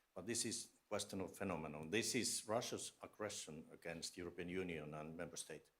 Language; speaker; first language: English; non-native, fluent; Finnish